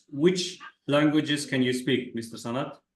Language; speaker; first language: English; non-native, fluent; Kazakh